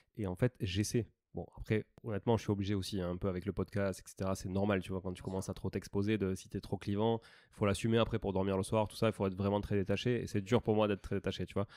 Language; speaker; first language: French; native; French